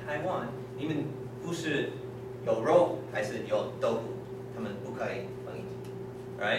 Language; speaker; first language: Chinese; non-native, learner; English